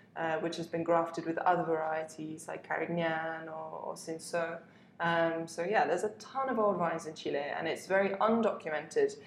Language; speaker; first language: English; native; English